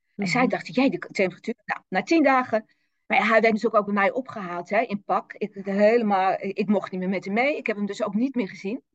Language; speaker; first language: Dutch; native; Dutch